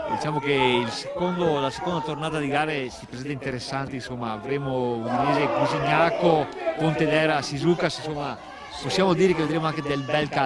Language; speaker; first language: Italian; native; Italian